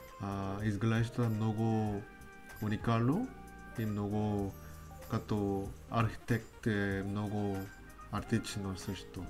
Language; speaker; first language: Bulgarian; non-native, learner; Korean